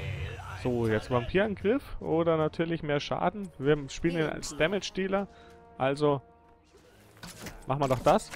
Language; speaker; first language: German; native; German